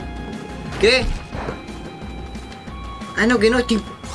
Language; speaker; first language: Spanish; native; Spanish